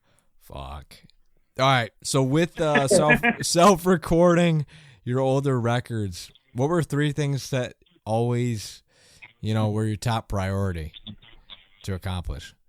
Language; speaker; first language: English; native; English